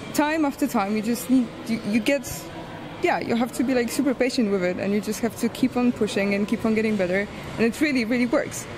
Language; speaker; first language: English; non-native, fluent; Polish